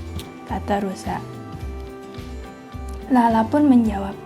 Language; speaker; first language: Indonesian; native; Indonesian